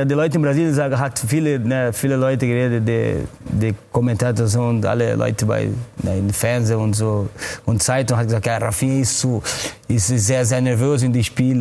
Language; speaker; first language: German; non-native, fluent; Portuguese